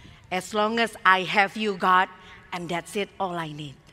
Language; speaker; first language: English; non-native, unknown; Indonesian